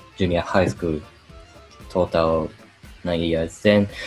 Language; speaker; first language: English; non-native, learner; Japanese